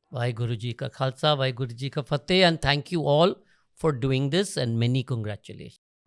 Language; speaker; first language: English; non-native, local second language; Hindi